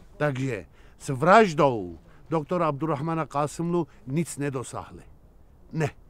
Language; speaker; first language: Czech; non-native, fluent; Kurdish